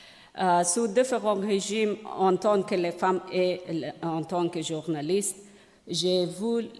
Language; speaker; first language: French; non-native, learner; Persian